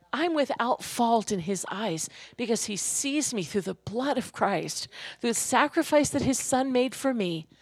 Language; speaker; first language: English; native; English